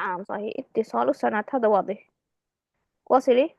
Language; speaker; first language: Arabic; non-native, fluent; Indonesian